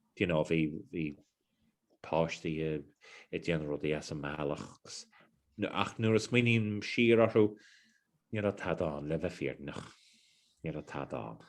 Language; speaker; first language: Irish; non-native, local second language; English